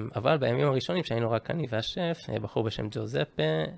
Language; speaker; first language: Hebrew; early bilingual, other home language; Japanese